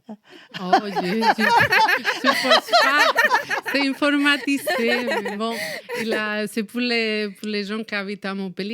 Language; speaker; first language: French; non-native, fluent; Spanish